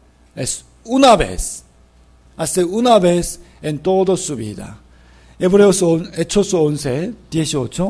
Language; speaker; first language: Spanish; non-native, fluent; Korean